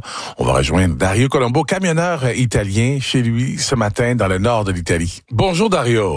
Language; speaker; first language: French; native; French